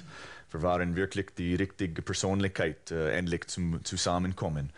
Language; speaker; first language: German; non-native, fluent; English